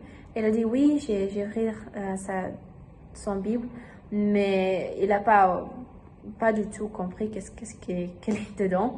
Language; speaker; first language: French; non-native, learner; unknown